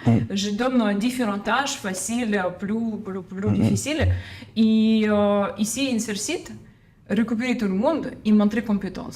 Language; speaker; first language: French; non-native, learner; Ukrainian